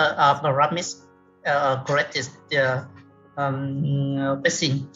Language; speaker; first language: English; non-native, learner; Vietnamese